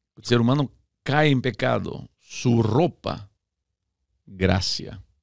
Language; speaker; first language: Spanish; early bilingual, heritage; Spanish